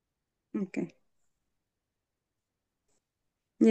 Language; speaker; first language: English; non-native, learner; Marathi